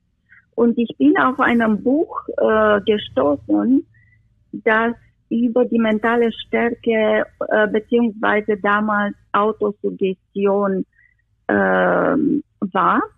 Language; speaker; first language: German; non-native, fluent; Romanian